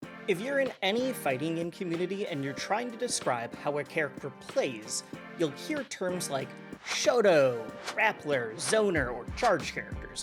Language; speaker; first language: English; native; English